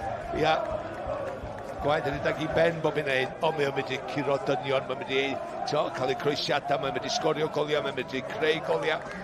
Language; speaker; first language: Welsh; native; Welsh